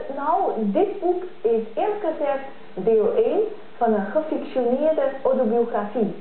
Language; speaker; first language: Dutch; non-native, fluent; Chinese